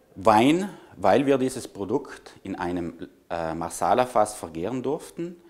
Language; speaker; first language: German; native; German